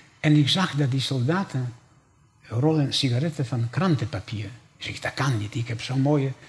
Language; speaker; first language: Dutch; non-native, fluent; Polish